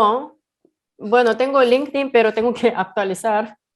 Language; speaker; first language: Spanish; non-native, fluent; Korean